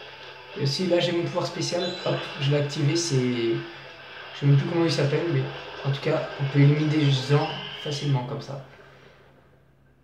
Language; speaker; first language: French; native; French